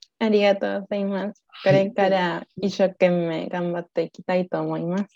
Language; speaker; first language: Japanese; non-native, learner; Spanish